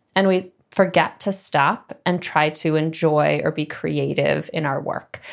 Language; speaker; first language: English; native; English